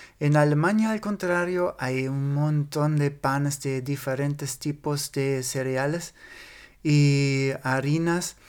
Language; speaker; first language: Spanish; non-native, fluent; German